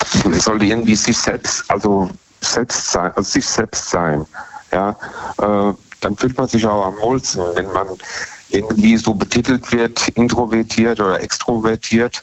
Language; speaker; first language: German; native; German